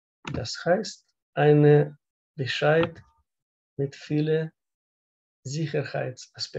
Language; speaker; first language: German; non-native, learner; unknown